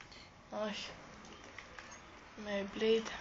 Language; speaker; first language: Greek; native; Greek